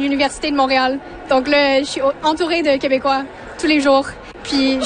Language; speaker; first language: French; non-native, fluent; English